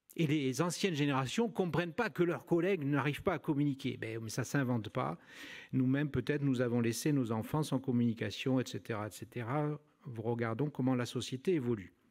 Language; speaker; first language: French; native; French